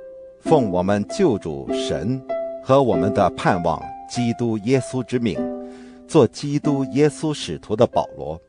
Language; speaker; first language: Chinese; native; Chinese